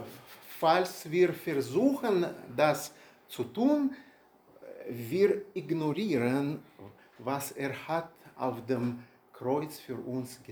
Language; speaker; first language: German; non-native, learner; Russian